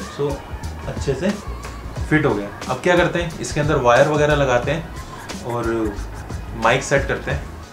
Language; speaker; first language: Hindi; native; Hindi